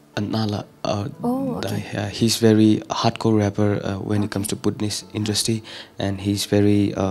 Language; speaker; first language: English; non-native, fluent; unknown